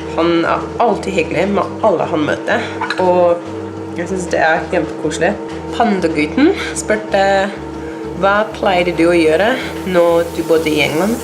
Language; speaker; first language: Norwegian; non-native, learner; English